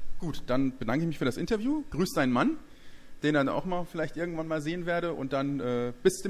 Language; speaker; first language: German; native; German